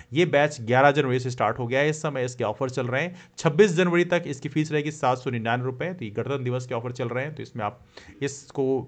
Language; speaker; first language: Hindi; native; Hindi